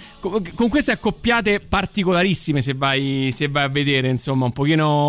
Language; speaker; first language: Italian; native; Italian